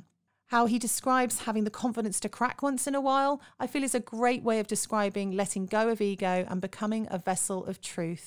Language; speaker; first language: English; native; English